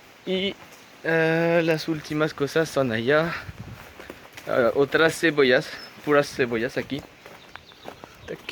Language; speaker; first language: Spanish; non-native, fluent; French